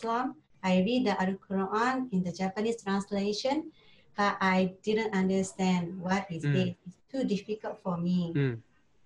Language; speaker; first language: English; non-native, learner; Japanese